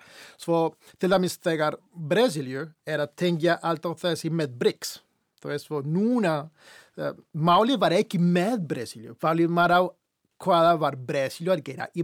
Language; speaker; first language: Icelandic; non-native, fluent; Spanish